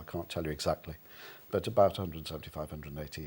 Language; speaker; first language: English; native; English